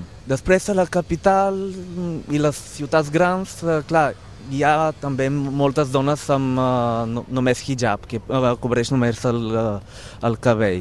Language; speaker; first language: Catalan; non-native, fluent; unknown